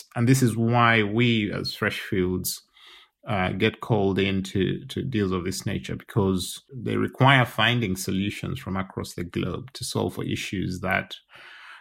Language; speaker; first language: English; non-native, local second language; Ganda